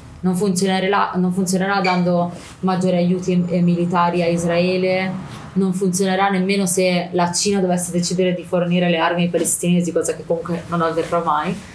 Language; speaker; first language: Italian; native; Italian